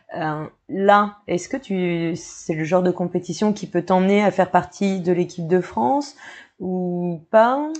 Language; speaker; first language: French; native; French